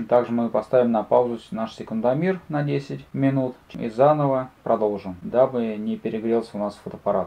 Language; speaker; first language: Russian; native; Russian